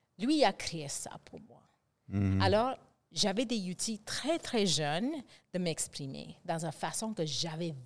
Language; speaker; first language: French; non-native, fluent; English